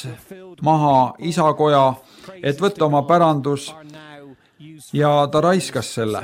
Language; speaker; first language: Estonian; native; Estonian